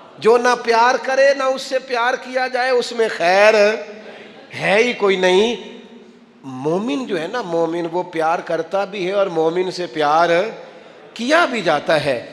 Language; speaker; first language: Urdu; non-native, local second language; Punjabi